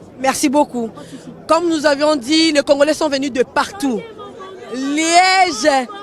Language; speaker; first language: French; non-native, local second language; Lingala